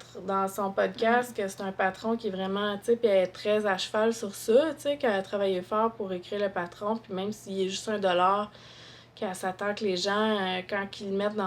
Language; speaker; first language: French; native; French